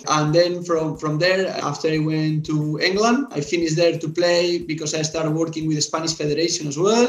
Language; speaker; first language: English; non-native, fluent; Spanish